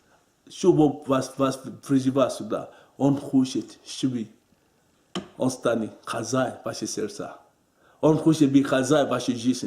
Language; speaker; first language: Russian; non-native, learner; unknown